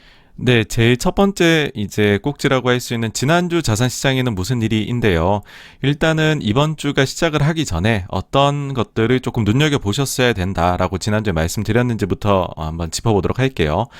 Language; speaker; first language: Korean; native; Korean